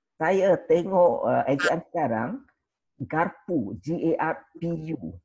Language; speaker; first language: Malay; native; Malay